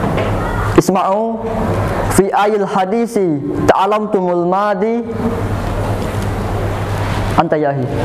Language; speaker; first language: Arabic; non-native, learner; Indonesian